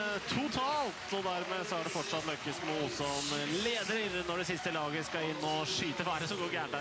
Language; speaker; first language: Norwegian; native; Norwegian